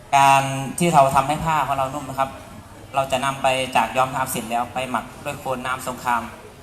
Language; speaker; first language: Thai; native; Thai